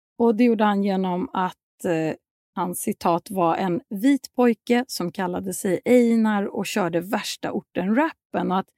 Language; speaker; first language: Swedish; native; Swedish